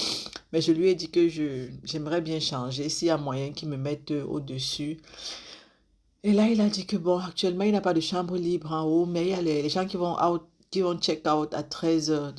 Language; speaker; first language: French; native; French